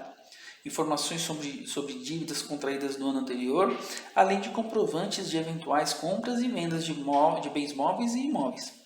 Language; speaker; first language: Portuguese; native; Portuguese